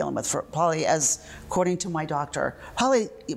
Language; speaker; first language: English; native; English